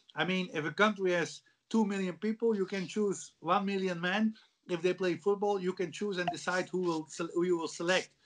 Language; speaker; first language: English; non-native, fluent; Dutch